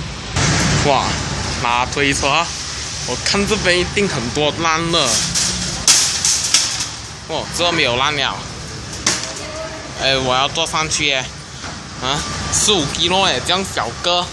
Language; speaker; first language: Chinese; native; Chinese